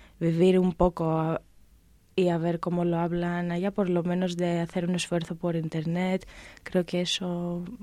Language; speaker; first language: Spanish; non-native, learner; Greek